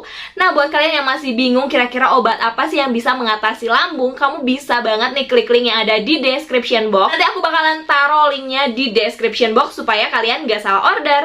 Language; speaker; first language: Indonesian; native; Indonesian